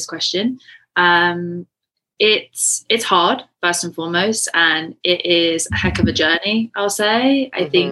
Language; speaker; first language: English; native; English